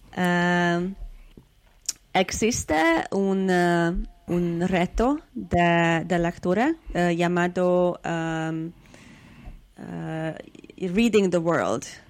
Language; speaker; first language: Spanish; non-native, learner; Hungarian